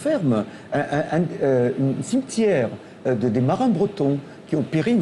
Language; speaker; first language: French; non-native, local second language; Tamil